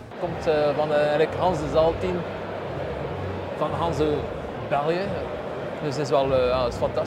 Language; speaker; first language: Dutch; non-native, local second language; French